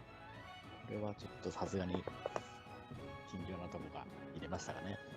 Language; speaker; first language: Japanese; native; Japanese